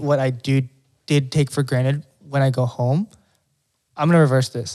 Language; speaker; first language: English; non-native, local second language; Filipino